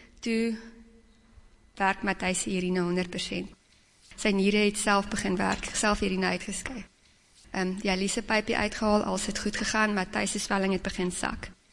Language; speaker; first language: Afrikaans; native; Afrikaans